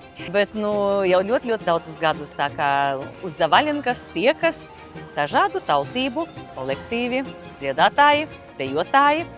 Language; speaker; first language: Latvian; native; Latvian